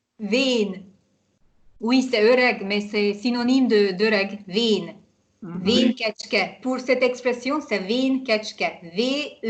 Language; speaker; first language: French; non-native, fluent; Hungarian